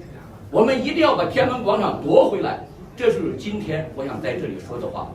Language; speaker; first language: Chinese; native; Chinese